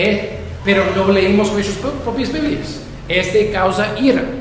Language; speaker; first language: Spanish; non-native, fluent; English